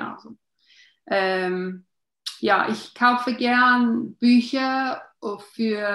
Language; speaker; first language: German; non-native, learner; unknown